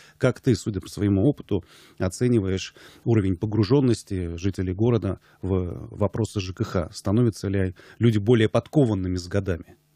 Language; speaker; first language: Russian; native; Russian